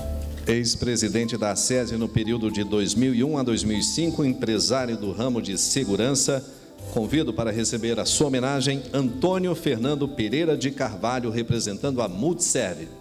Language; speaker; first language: Portuguese; native; Portuguese